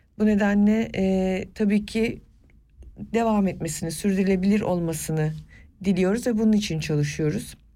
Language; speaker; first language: Turkish; non-native, local second language; Kurdish